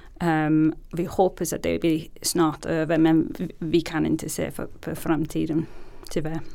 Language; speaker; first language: Swedish; non-native, fluent; English